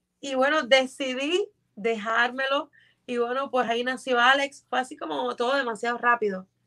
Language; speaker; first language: Spanish; native; Spanish